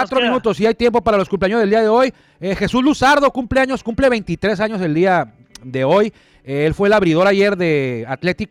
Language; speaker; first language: Spanish; native; Spanish